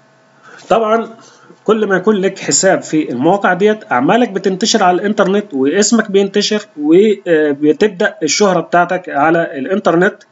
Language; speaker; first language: Arabic; native; Arabic